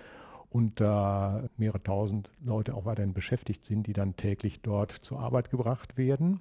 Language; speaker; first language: German; native; German